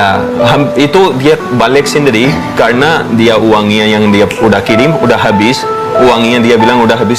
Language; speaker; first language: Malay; non-native, fluent; Hindi